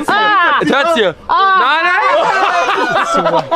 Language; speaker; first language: German; native; German